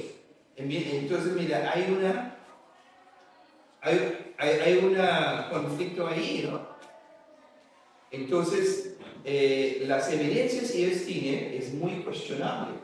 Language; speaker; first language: Spanish; non-native, learner; English